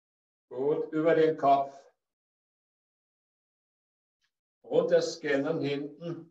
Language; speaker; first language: German; native; German